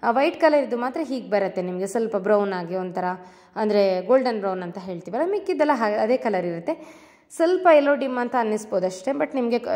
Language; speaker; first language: Kannada; native; Kannada